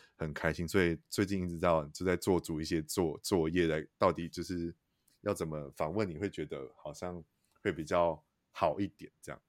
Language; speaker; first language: Chinese; native; Chinese